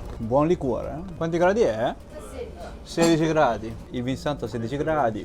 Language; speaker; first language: Italian; early bilingual, other home language; Chinese